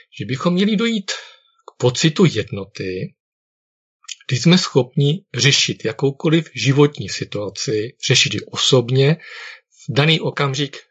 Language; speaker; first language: Czech; native; Czech